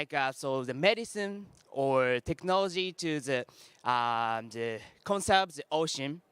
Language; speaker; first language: English; non-native, learner; Japanese